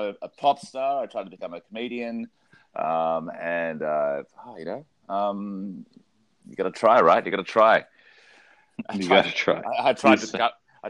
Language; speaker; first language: English; native; English